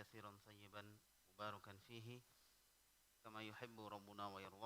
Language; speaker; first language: Arabic; non-native, fluent; Indonesian